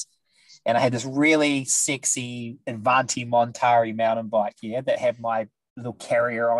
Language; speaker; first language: English; native; English